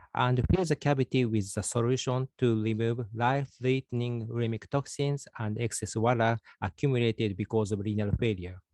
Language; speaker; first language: English; non-native, fluent; Japanese